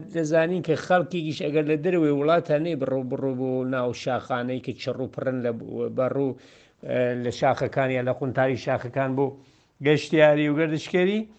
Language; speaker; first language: Central Kurdish; non-native, local second language; Southern Kurdish